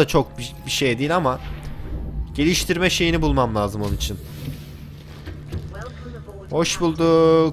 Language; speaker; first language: Turkish; native; Turkish